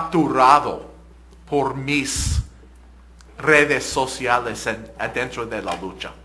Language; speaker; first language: Spanish; non-native, fluent; English